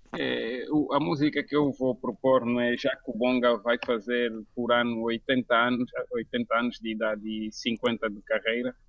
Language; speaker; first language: Portuguese; native; Portuguese